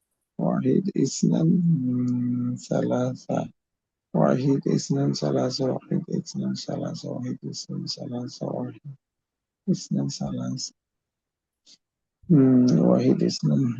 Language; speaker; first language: Arabic; non-native, learner; Bangla